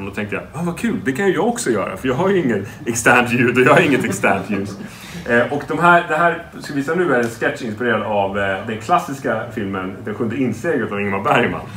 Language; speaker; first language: Swedish; native; Swedish